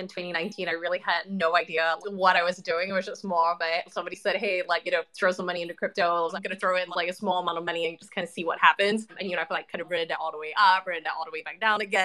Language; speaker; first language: English; native; English